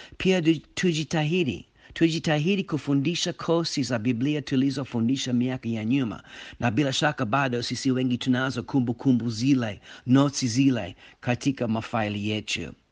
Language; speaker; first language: Swahili; non-native, fluent; English